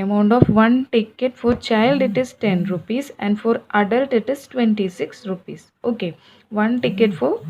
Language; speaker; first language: English; non-native, local second language; Malayalam